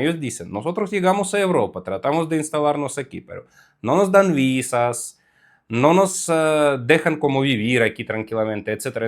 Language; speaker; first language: Spanish; non-native, fluent; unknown